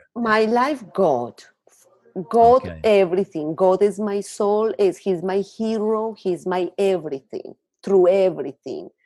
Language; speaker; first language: English; non-native, learner; Spanish